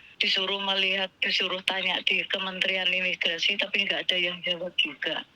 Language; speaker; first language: Indonesian; non-native, local second language; Javanese